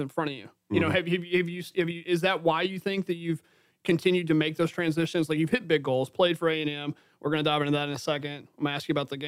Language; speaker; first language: English; native; English